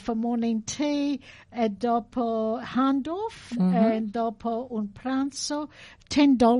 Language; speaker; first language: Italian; early bilingual, heritage; English